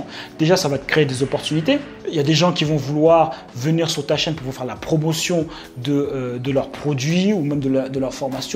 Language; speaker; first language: French; native; French